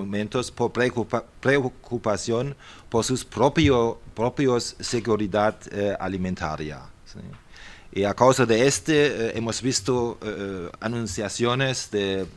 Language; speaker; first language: Spanish; non-native, fluent; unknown